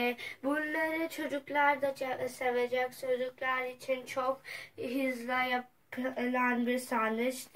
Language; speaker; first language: Turkish; non-native, learner; Urdu